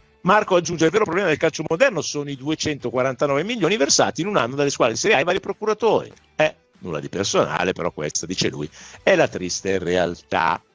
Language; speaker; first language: Italian; native; Italian